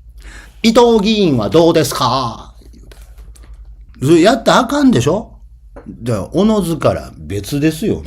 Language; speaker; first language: Japanese; native; Japanese